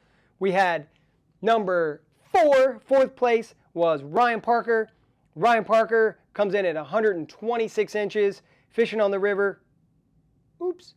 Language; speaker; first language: English; native; English